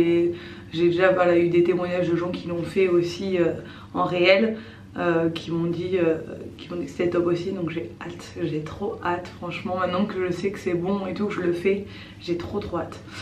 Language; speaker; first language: French; native; French